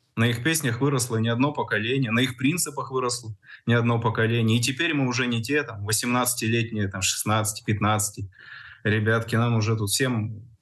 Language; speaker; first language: Russian; native; Russian